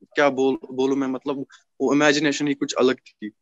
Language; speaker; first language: Hindi; native; Hindi